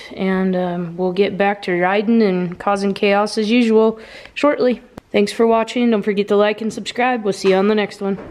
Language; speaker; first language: English; native; English